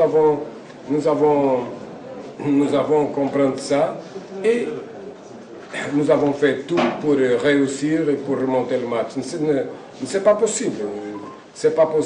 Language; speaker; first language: French; non-native, fluent; Portuguese